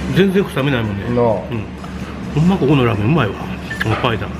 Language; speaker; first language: Japanese; native; Japanese